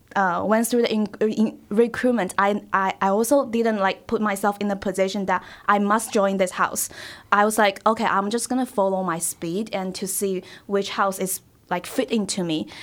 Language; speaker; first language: English; non-native, fluent; Chinese